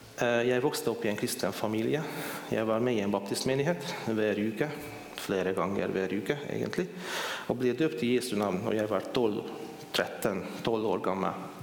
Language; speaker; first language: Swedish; non-native, fluent; Hungarian